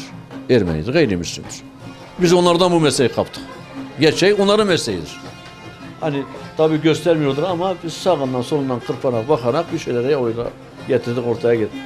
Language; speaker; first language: Turkish; native; Turkish